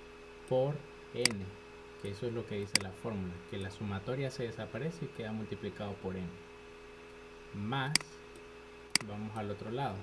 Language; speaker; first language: Spanish; native; Spanish